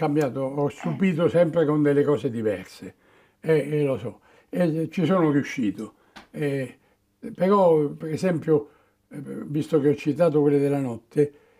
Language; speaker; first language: Italian; native; Italian